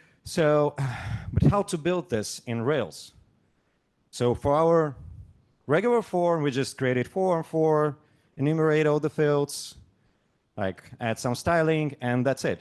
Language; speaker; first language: English; non-native, fluent; Russian